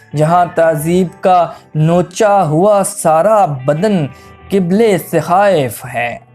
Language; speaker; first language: Urdu; non-native, local second language; Punjabi